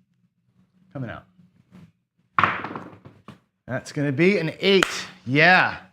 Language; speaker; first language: English; native; English